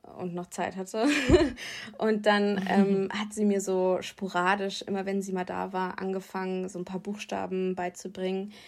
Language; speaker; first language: German; native; German